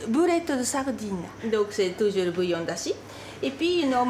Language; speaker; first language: French; non-native, fluent; Japanese